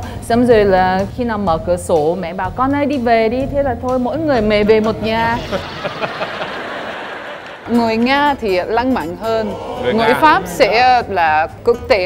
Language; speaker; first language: Vietnamese; non-native, fluent; Russian